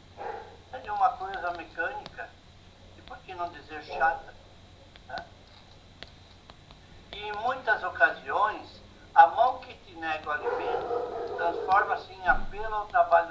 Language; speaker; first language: Portuguese; native; Portuguese